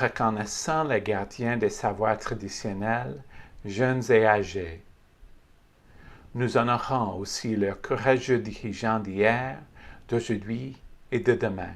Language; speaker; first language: French; native; French